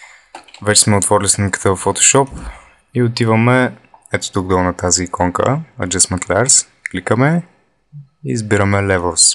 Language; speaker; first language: Bulgarian; native; Bulgarian